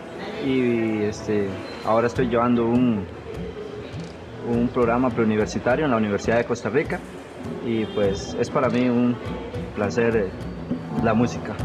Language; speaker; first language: Spanish; non-native, local second language; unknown